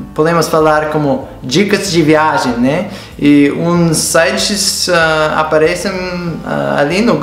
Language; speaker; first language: Portuguese; non-native, fluent; English